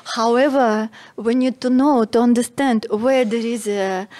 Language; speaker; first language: English; non-native, fluent; Russian